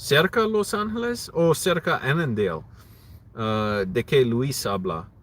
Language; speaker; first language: Spanish; non-native, learner; English